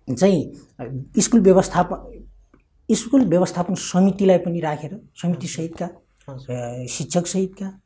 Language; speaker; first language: Nepali; non-native, local second language; Eastern Tamang